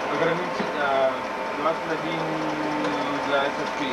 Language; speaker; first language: Russian; non-native, fluent; English